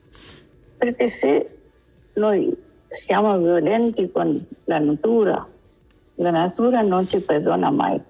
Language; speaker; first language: Italian; non-native, learner; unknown